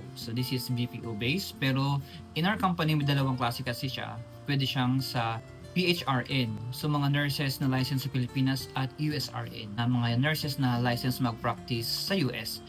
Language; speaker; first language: Filipino; native; Filipino